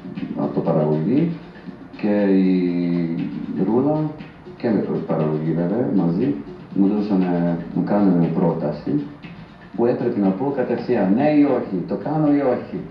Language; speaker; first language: Greek; non-native, fluent; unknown